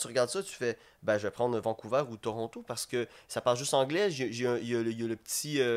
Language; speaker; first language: French; native; French